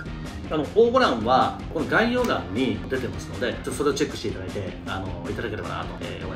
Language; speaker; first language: Japanese; native; Japanese